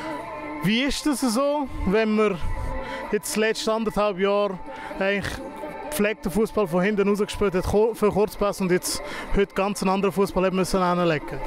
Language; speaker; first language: German; native; German